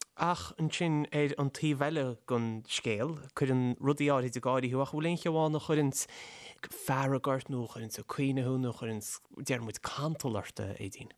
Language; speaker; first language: Irish; native; Irish